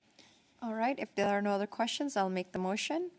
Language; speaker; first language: English; native; English